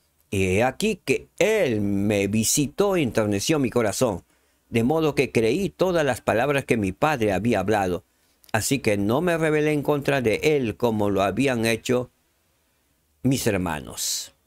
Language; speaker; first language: Spanish; native; Spanish